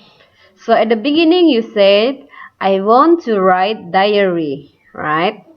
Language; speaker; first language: English; non-native, fluent; Indonesian